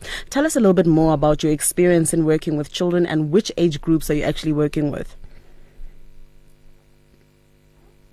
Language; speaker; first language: English; non-native, local second language; Tswana